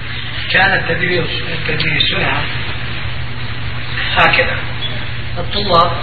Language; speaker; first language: Arabic; non-native, fluent; Turkish